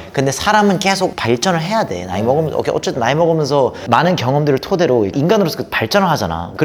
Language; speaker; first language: Korean; early bilingual, heritage; Korean